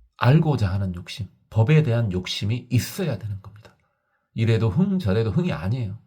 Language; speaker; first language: Korean; native; Korean